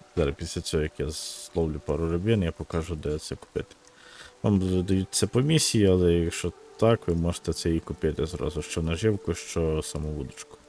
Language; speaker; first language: Ukrainian; native; Ukrainian